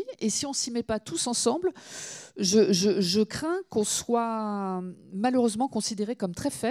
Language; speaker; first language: French; native; French